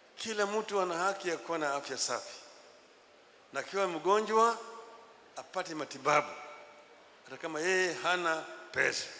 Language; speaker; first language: Swahili; non-native, local second language; Luo (Kenya and Tanzania)